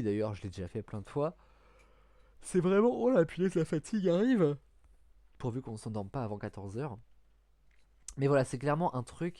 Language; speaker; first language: French; native; French